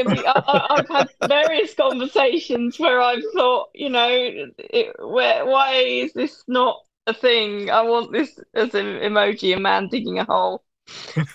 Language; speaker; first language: English; native; English